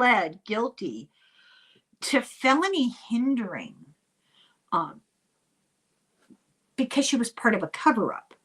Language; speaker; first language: English; native; English